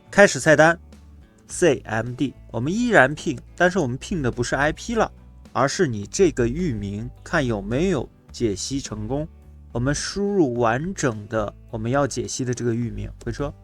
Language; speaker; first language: Chinese; native; Chinese